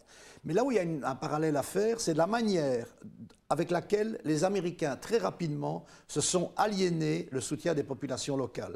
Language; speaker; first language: French; native; French